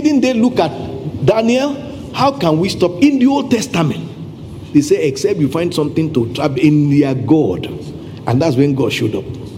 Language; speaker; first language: English; non-native, local second language; Yoruba